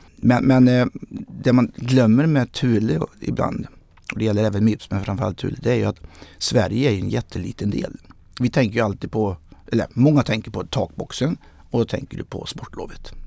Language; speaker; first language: Swedish; native; Swedish